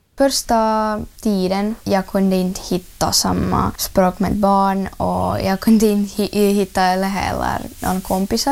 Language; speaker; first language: Swedish; early bilingual, other home language; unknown